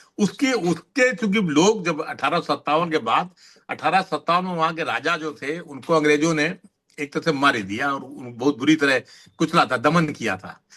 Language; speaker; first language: Hindi; native; Hindi